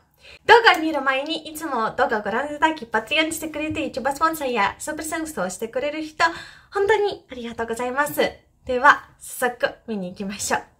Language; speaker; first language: Japanese; non-native, fluent; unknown